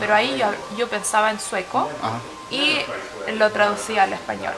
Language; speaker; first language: Spanish; early bilingual, heritage; Swedish